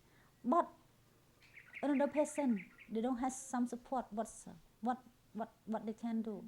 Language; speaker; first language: English; non-native, learner; Khmer